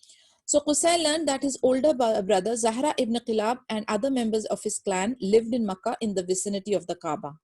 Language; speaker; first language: English; non-native, local second language; Urdu